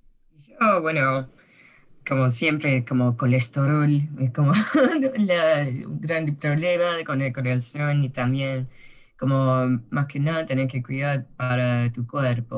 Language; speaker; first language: Spanish; early bilingual, heritage; Spanish